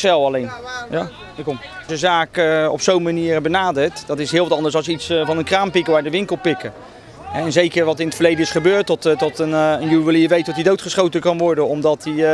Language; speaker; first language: Dutch; native; Dutch